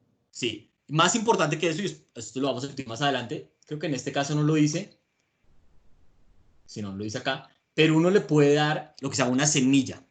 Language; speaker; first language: Spanish; native; Spanish